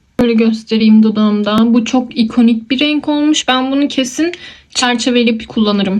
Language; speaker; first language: Turkish; native; Turkish